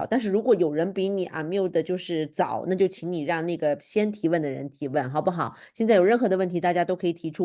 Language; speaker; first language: Chinese; native; Chinese